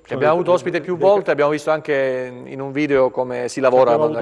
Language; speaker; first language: Italian; native; Italian